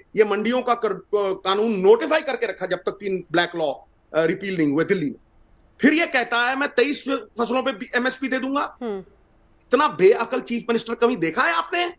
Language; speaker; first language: Hindi; non-native, local second language; Punjabi